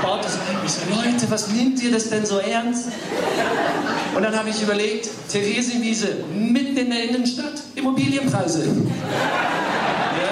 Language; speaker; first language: German; early bilingual, other home language; English